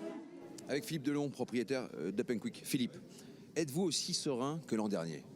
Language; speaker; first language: French; native; French